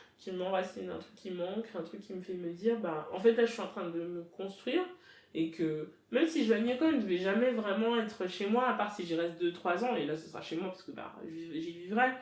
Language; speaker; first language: French; early bilingual, other home language; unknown